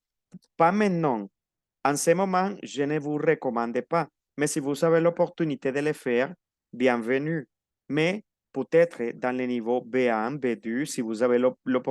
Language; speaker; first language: French; non-native, fluent; Spanish